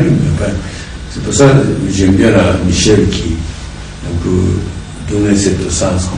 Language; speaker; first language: French; non-native, learner; Japanese